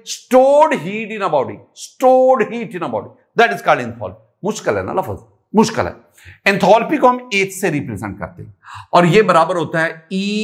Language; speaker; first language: Urdu; non-native, local second language; Punjabi